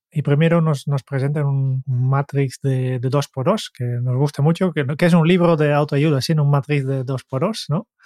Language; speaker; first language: Spanish; non-native, fluent; Dutch